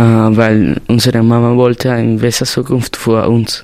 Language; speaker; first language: German; non-native, learner; Spanish